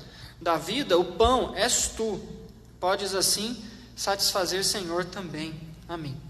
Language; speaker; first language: Portuguese; native; Portuguese